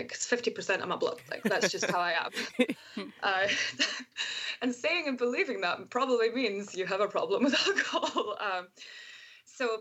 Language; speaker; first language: English; native; English